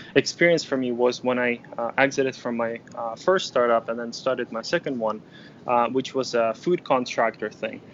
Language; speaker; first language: English; non-native, fluent; Ukrainian